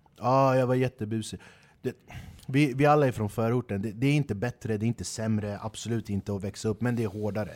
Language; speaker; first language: Swedish; early bilingual, other home language; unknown